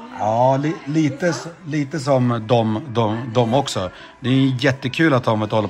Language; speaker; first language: Swedish; native; Swedish